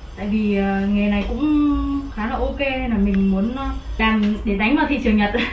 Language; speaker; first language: Vietnamese; native; Vietnamese